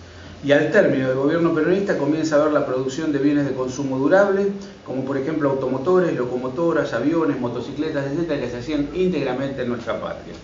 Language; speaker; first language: Spanish; native; Spanish